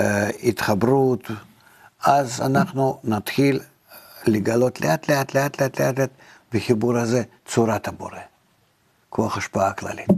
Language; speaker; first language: Hebrew; non-native, fluent; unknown